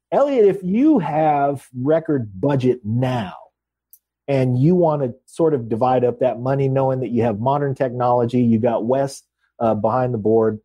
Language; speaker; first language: English; native; English